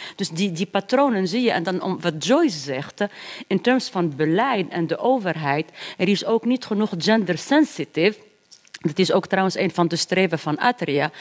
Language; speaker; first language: Dutch; non-native, fluent; Arabic